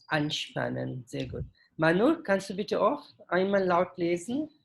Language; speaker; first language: German; non-native, fluent; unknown